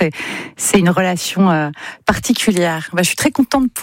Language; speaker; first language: French; native; French